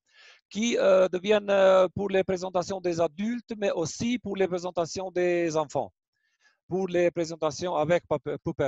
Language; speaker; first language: French; non-native, learner; Albanian